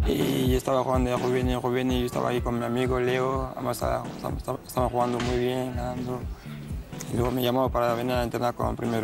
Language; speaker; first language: Spanish; non-native, fluent; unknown